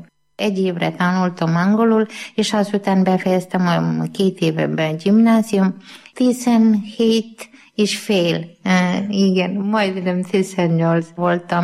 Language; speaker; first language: Hungarian; non-native, learner; Malayalam